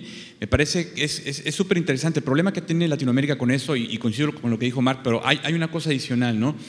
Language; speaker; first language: Spanish; native; Spanish